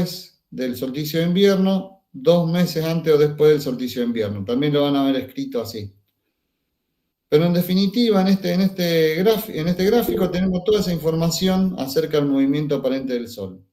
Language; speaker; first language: Spanish; native; Spanish